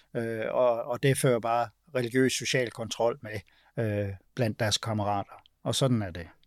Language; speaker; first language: Danish; native; Danish